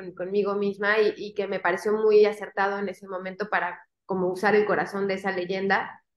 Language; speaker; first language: Spanish; native; Spanish